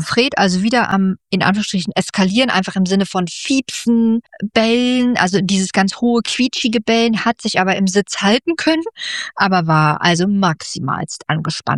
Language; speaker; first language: German; native; German